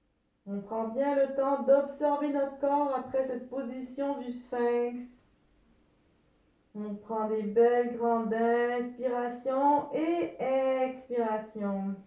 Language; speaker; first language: French; native; French